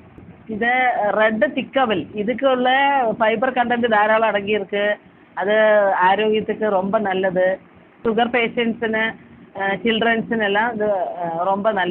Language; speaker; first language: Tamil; non-native, learner; Malayalam